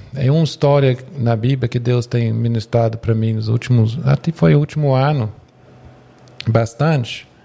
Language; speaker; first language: Portuguese; non-native, fluent; English